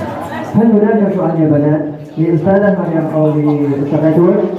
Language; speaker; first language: Arabic; non-native, learner; Indonesian